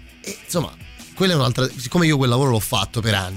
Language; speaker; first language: Italian; native; Italian